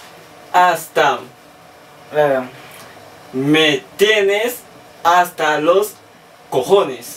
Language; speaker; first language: Spanish; native; Spanish